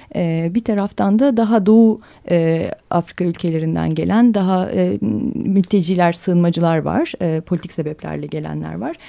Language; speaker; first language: Turkish; native; Turkish